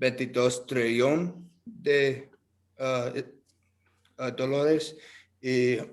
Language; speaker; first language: Spanish; non-native, learner; English